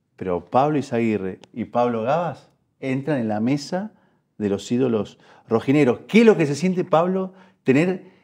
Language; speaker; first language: Spanish; native; Spanish